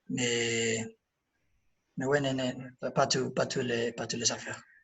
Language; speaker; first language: French; non-native, learner; Spanish